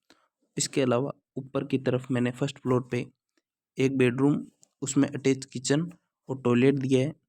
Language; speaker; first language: Hindi; native; Hindi